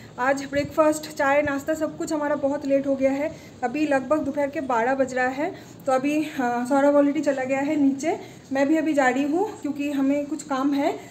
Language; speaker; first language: Hindi; non-native, local second language; Bangla